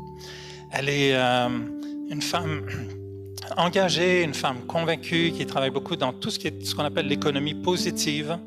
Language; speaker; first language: French; native; French